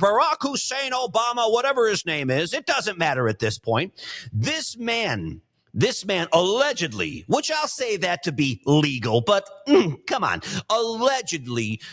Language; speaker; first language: English; native; English